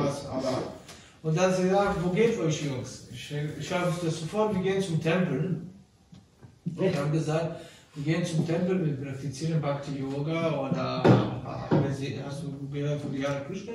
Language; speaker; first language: German; non-native, learner; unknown